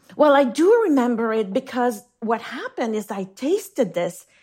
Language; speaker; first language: English; non-native, fluent; French